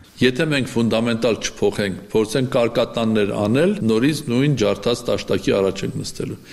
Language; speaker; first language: Armenian; native; Armenian